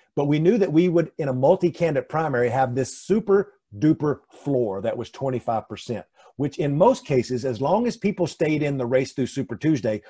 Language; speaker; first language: English; native; English